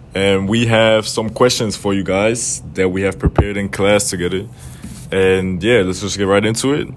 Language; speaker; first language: English; non-native, fluent; German